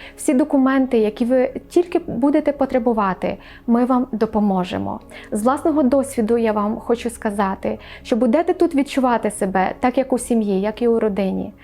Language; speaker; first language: Ukrainian; native; Ukrainian